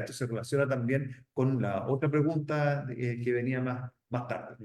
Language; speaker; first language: Spanish; native; Spanish